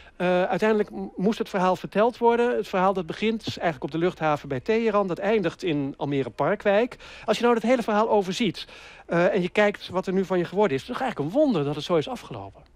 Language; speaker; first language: Dutch; native; Dutch